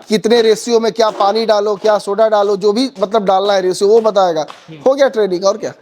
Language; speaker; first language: Hindi; native; Hindi